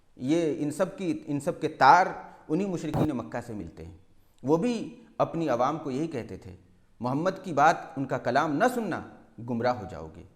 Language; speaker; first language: Urdu; native; Urdu